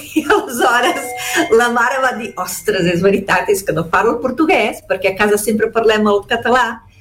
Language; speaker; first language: Catalan; early bilingual, heritage; Catalan